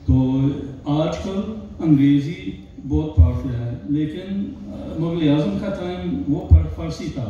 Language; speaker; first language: Hindi; non-native, learner; English